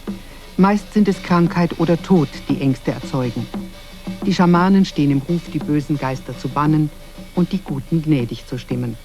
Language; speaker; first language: German; native; German